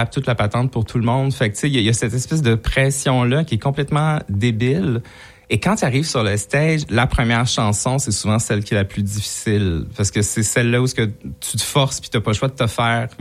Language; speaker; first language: French; native; French